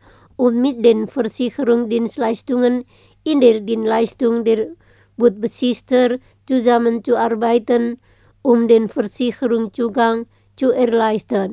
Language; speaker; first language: German; non-native, fluent; Indonesian